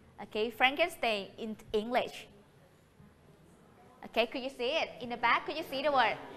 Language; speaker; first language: English; non-native, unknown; Thai